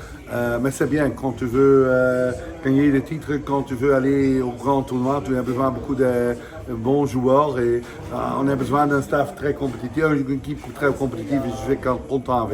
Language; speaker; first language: French; non-native, fluent; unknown